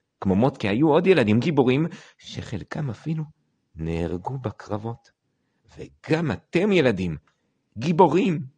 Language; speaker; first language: Hebrew; native; Hebrew